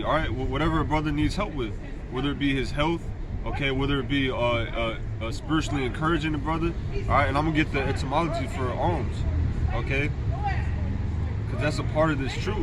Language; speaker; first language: English; native; English